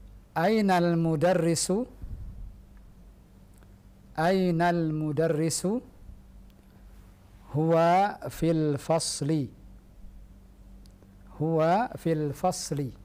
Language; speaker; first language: Arabic; non-native, fluent; Indonesian